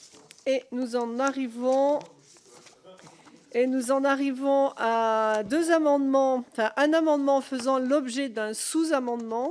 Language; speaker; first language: French; native; French